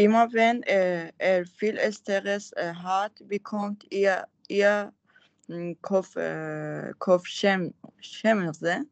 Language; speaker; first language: German; non-native, learner; Persian